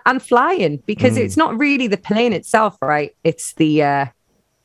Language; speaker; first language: English; native; English